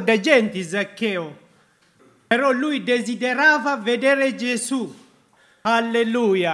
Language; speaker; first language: Italian; non-native, learner; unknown